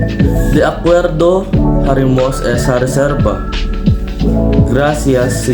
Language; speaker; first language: Spanish; non-native, learner; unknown